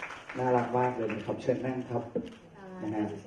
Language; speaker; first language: Thai; native; Thai